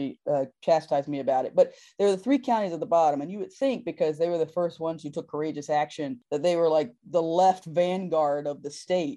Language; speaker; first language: English; native; English